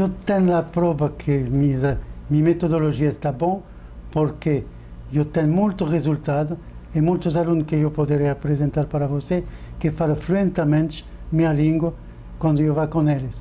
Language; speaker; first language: Portuguese; non-native, fluent; French